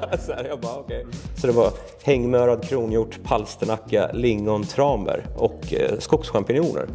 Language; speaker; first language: Swedish; early bilingual, other home language; Serbian